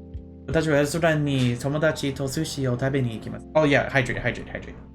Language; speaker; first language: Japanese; non-native, learner; English